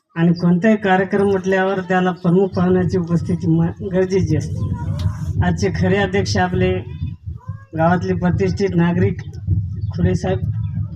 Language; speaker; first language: Marathi; non-native, local second language; Lambadi